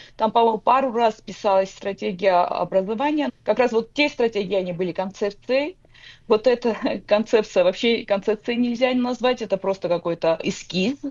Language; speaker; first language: Russian; non-native, local second language; Georgian